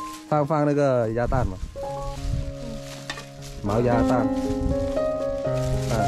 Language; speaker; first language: Chinese; non-native, fluent; Vietnamese